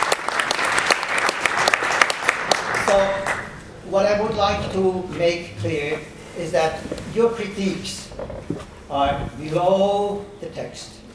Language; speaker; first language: English; non-native, fluent; German